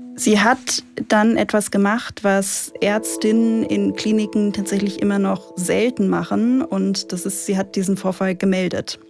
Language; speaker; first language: German; native; German